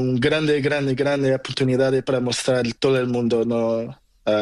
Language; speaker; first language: Spanish; non-native, learner; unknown